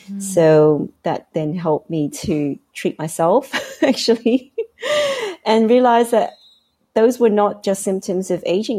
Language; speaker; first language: English; non-native, local second language; Cantonese